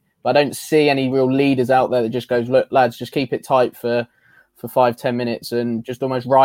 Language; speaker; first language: English; native; English